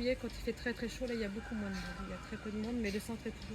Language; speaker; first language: French; native; French